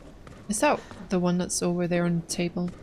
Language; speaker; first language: English; native; English